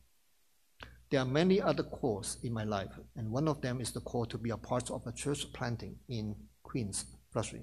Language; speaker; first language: English; non-native, local second language; Cantonese